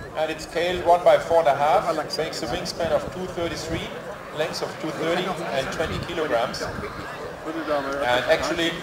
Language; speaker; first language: English; non-native, fluent; German